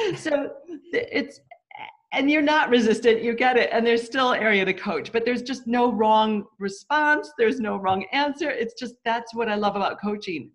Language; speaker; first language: English; native; English